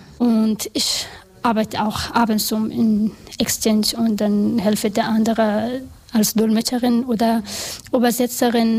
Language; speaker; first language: German; non-native, learner; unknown